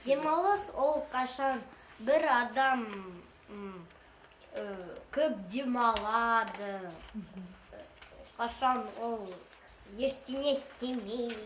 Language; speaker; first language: Kazakh; non-native, local second language; Russian